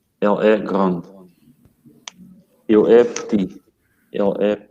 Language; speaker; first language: French; non-native, learner; Portuguese